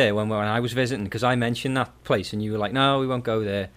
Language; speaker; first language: English; native; English